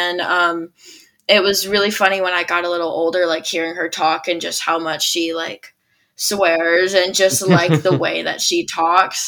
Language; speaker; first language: English; native; English